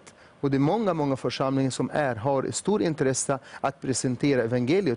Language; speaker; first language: Swedish; non-native, fluent; Arabic